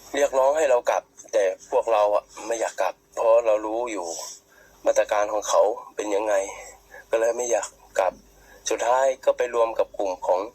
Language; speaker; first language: Thai; non-native, fluent; Burmese